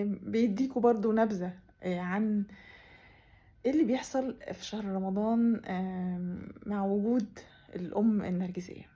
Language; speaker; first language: Arabic; native; Arabic